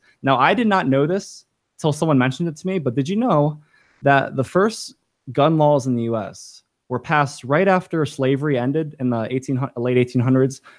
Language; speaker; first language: English; native; English